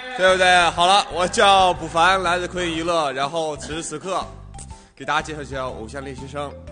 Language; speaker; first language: Chinese; native; Chinese